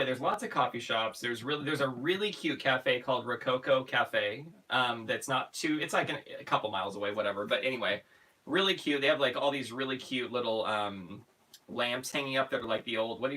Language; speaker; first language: English; native; English